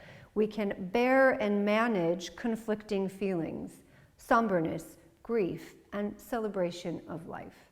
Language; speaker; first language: English; native; English